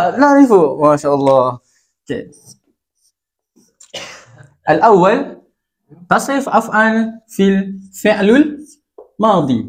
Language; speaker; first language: Arabic; non-native, learner; Malay